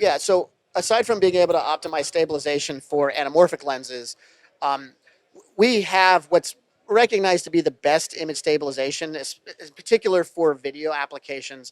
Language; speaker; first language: English; native; English